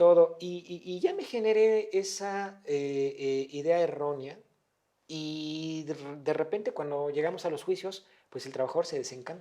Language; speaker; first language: Spanish; native; Spanish